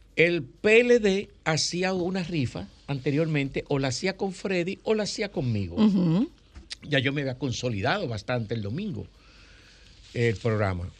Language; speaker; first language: Spanish; native; Spanish